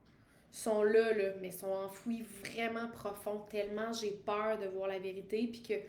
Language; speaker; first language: French; native; French